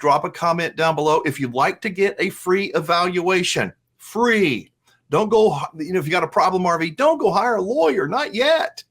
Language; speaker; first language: English; native; English